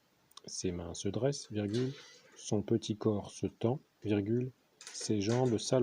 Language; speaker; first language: French; native; French